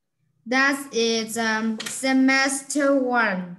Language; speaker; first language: English; non-native, learner; Vietnamese